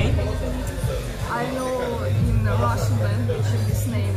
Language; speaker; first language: English; non-native, learner; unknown